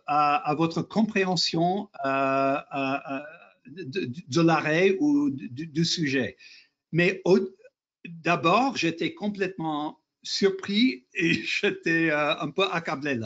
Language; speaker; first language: French; non-native, fluent; English